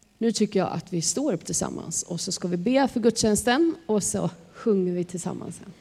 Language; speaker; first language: Swedish; native; Swedish